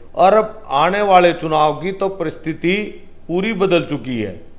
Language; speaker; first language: Hindi; native; Hindi